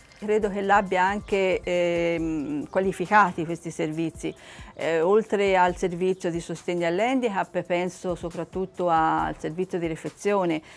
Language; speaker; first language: Italian; native; Italian